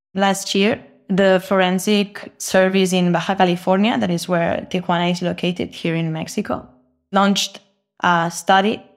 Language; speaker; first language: English; non-native, fluent; Spanish